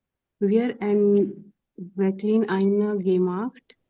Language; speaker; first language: German; non-native, learner; Hindi